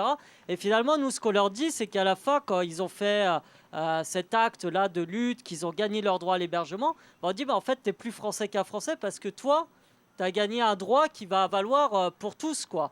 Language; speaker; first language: French; native; French